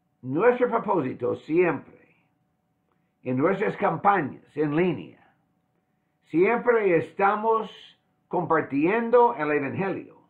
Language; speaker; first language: Spanish; non-native, fluent; English